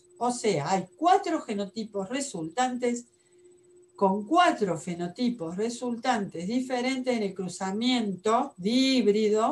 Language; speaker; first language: Spanish; native; Spanish